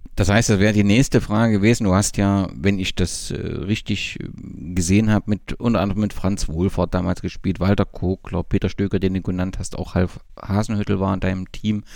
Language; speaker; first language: German; native; German